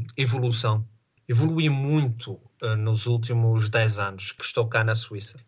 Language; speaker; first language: Portuguese; native; Portuguese